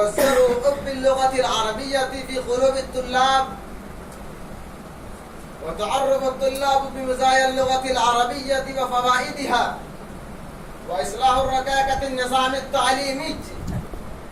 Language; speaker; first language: Arabic; non-native, learner; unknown